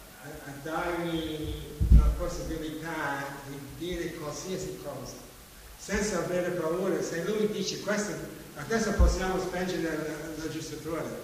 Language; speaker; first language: Italian; non-native, fluent; English